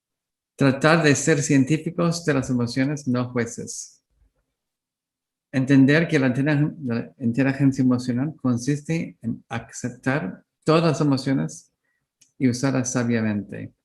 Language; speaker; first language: Spanish; non-native, learner; English